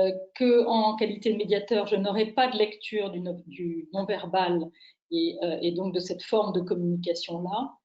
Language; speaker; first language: French; native; French